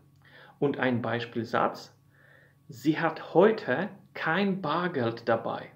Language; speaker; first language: German; non-native, fluent; Polish